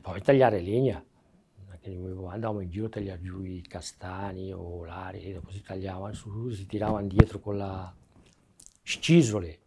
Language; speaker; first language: Italian; non-native, local second language; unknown